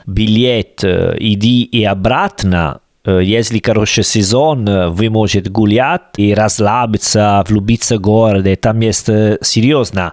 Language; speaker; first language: Russian; non-native, learner; Italian